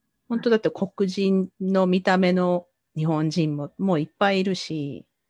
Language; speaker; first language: Japanese; native; Japanese